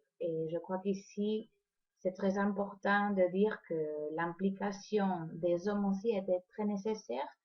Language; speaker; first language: French; non-native, fluent; Spanish